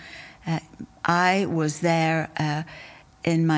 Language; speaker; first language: English; native; English